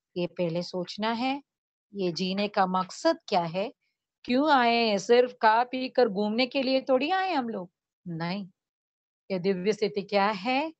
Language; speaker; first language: Hindi; non-native, local second language; Tamil